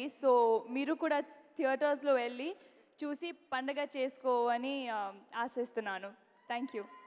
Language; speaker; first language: Telugu; non-native, fluent; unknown